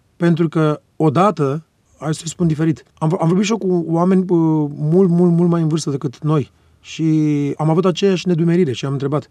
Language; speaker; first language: Romanian; native; Romanian